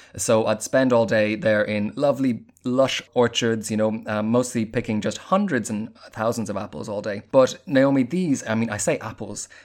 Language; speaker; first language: English; native; English